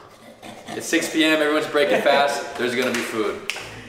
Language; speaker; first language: English; native; English